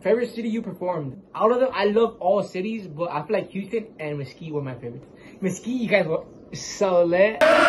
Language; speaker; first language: English; early bilingual, other home language; Spanish